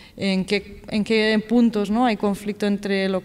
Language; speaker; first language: Spanish; non-native, local second language; Catalan